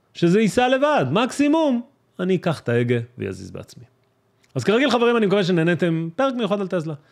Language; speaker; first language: Hebrew; native; Hebrew